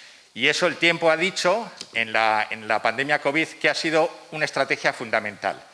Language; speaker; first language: Spanish; native; Spanish